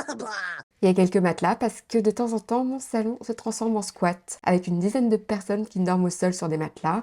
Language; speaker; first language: French; native; French